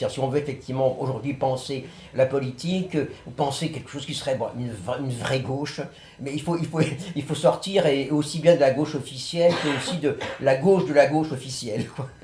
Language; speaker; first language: French; native; French